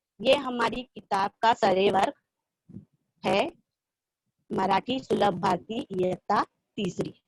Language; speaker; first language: Hindi; non-native, local second language; Urdu